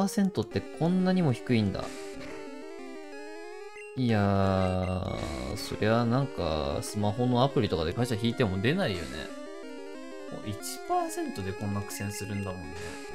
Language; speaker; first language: Japanese; native; Japanese